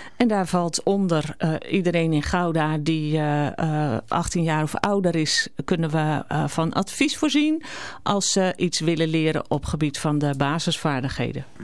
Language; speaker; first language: Dutch; native; Dutch